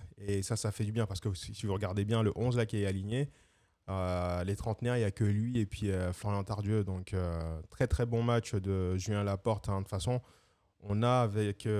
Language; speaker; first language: French; native; French